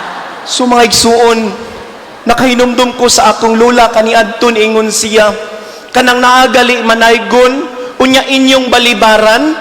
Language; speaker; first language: Cebuano; native; Cebuano